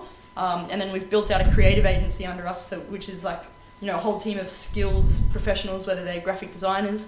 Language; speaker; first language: English; native; English